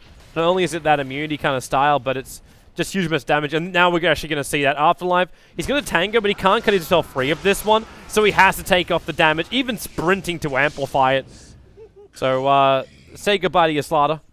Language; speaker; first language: English; native; English